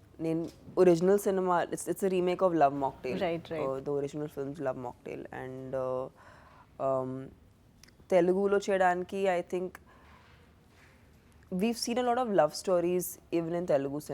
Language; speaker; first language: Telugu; non-native, fluent; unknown